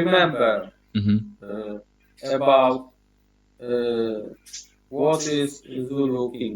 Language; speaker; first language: English; non-native, learner; Polish